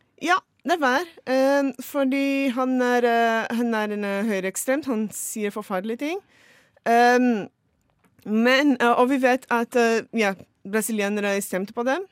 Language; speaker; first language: Norwegian; non-native, fluent; Portuguese